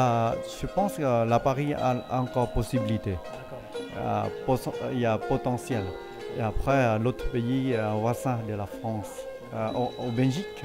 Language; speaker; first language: French; non-native, fluent; Thai